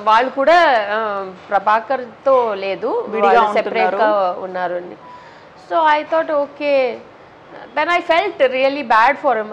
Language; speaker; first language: Telugu; non-native, fluent; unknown